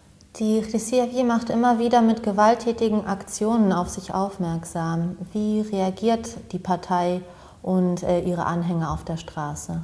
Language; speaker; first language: German; native; German